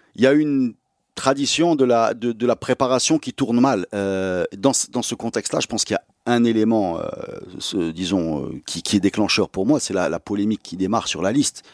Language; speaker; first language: French; non-native, local second language; Arabic